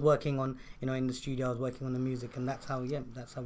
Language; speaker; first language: English; native; English